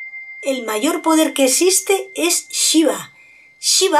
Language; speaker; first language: Spanish; native; Spanish